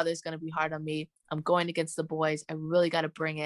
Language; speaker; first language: English; native; English